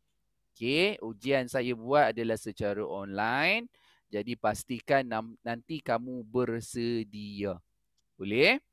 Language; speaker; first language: Malay; native; Malay